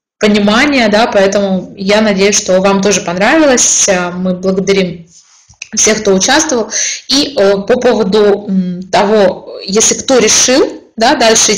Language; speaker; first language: Russian; native; Russian